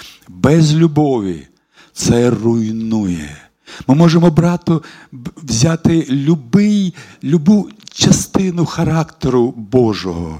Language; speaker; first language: Ukrainian; non-native, local second language; Russian